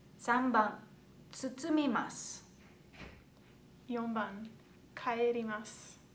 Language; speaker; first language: Japanese; non-native, learner; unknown